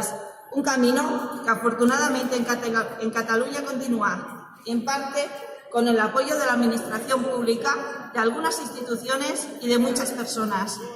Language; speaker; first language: Spanish; native; Spanish